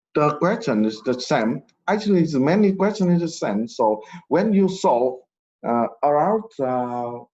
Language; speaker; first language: English; non-native, fluent; Vietnamese